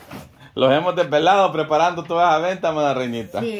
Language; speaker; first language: Spanish; native; Spanish